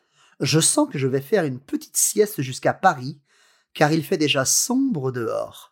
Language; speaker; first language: French; native; French